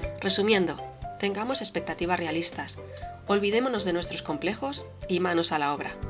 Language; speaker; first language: Spanish; native; Spanish